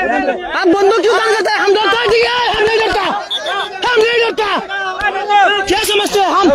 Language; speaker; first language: Hindi; non-native, learner; Bangla